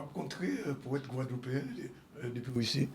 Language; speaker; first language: French; native; French